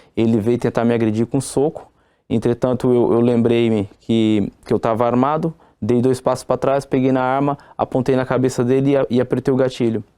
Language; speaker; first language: Portuguese; native; Portuguese